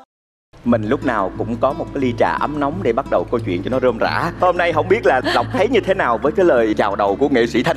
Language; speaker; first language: Vietnamese; native; Vietnamese